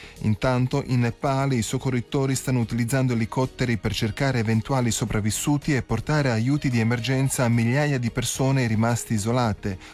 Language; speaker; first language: Italian; native; Italian